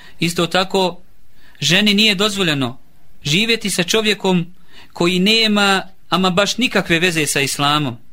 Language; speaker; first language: Bosnian; native; Bosnian